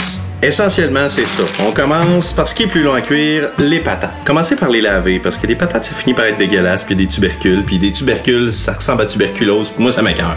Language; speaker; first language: French; native; French